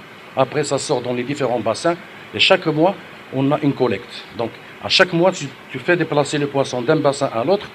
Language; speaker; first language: French; non-native, local second language; Arabic